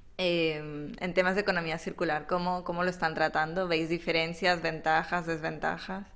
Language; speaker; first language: Spanish; native; Spanish